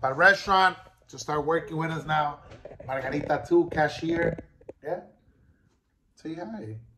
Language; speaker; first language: English; early bilingual, other home language; Spanish